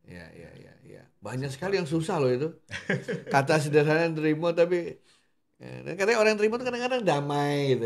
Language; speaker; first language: Indonesian; non-native, local second language; Javanese